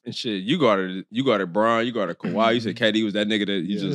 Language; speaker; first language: English; native; English